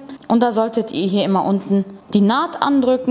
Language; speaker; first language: German; native; German